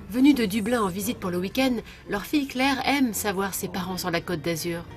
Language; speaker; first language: French; native; French